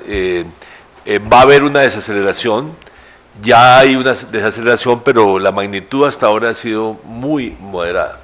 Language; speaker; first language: Spanish; native; Spanish